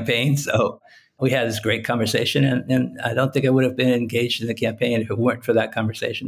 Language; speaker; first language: English; native; English